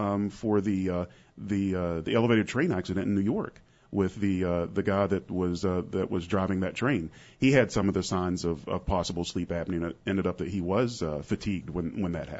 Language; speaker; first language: English; native; English